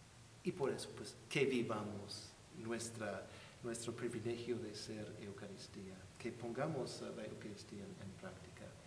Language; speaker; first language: Spanish; non-native, fluent; English